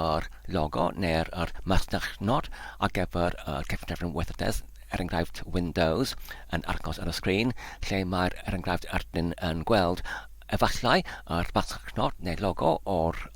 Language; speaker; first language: Welsh; non-native, learner; Polish